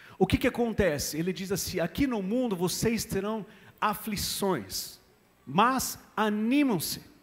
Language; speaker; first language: Portuguese; non-native, fluent; English